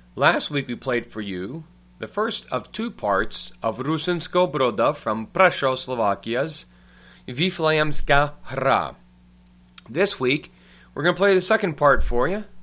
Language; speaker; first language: English; early bilingual, other home language; Ukrainian